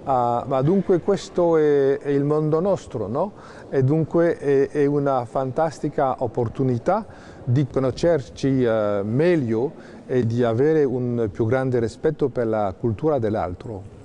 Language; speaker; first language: Italian; non-native, fluent; French